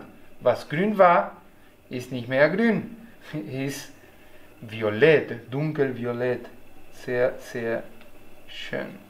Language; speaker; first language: German; non-native, learner; Spanish